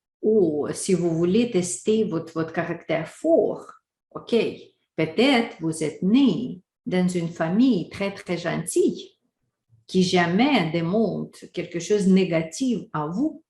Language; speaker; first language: French; non-native, fluent; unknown